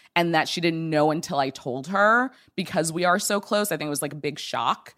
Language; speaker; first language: English; native; English